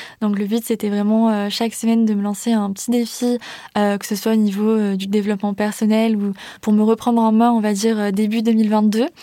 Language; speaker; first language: French; native; French